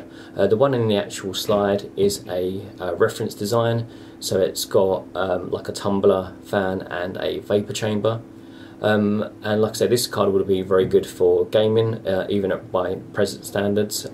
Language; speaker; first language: English; native; English